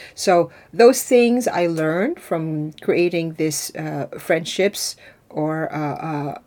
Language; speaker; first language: English; non-native, local second language; Filipino